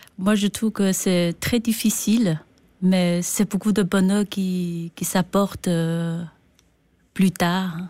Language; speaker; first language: French; non-native, learner; Chinese